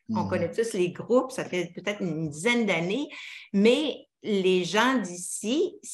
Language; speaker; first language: French; native; French